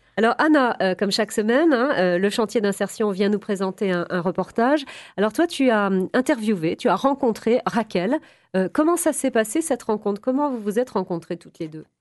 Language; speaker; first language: French; native; French